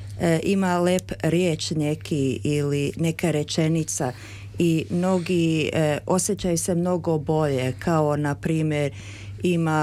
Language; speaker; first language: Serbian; early bilingual, heritage; Serbian